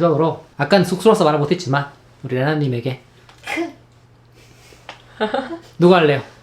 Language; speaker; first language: Korean; native; Korean